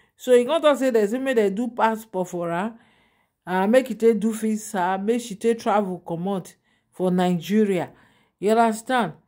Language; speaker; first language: Nigerian Pidgin; non-native, local second language; Yoruba